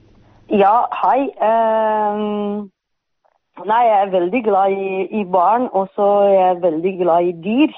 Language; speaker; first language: Norwegian; non-native, fluent; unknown